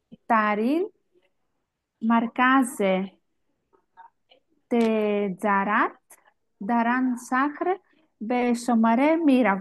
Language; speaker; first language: Persian; non-native, learner; Greek